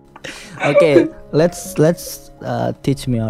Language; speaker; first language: English; non-native, learner; Indonesian